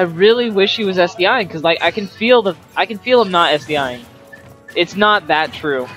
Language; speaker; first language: English; native; English